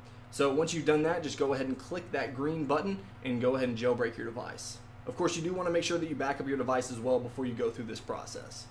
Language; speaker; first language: English; native; English